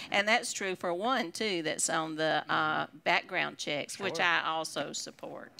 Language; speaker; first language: English; native; English